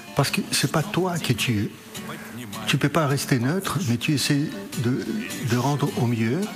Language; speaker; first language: French; non-native, fluent; Russian